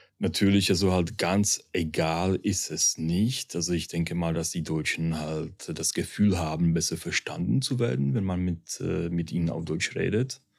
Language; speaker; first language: German; early bilingual, heritage; Czech